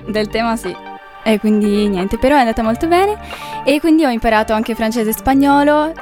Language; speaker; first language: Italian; early bilingual, other home language; Russian